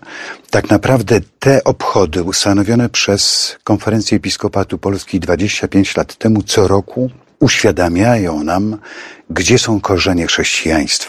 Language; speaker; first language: Polish; native; Polish